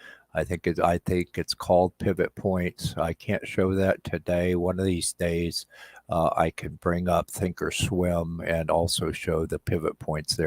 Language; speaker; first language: English; native; English